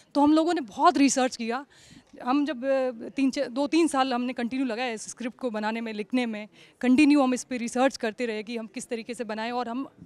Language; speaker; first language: Hindi; native; Hindi